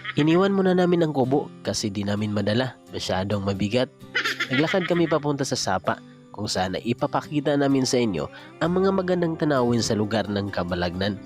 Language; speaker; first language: Filipino; non-native, local second language; Cebuano